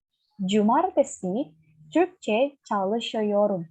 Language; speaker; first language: Turkish; non-native, fluent; Indonesian